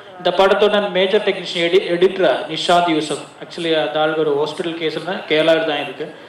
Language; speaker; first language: Tamil; non-native, learner; Malayalam